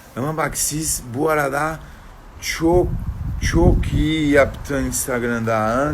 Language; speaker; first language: Turkish; non-native, learner; Portuguese